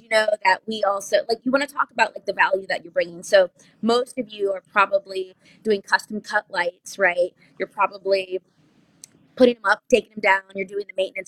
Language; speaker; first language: English; native; English